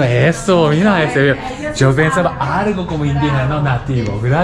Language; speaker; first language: Spanish; non-native, learner; Japanese